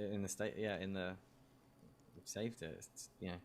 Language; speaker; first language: English; native; English